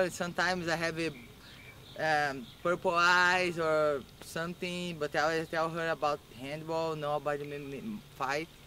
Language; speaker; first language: English; non-native, learner; Portuguese